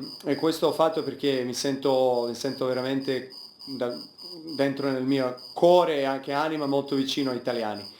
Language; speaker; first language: Italian; non-native, fluent; Serbian